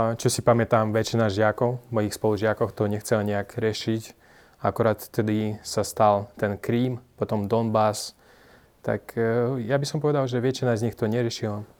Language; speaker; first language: Slovak; non-native, fluent; Russian